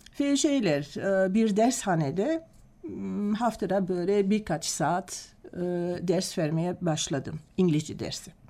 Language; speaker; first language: Turkish; non-native, fluent; Dutch